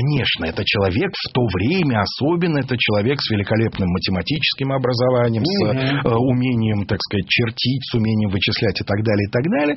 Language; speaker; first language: Russian; native; Russian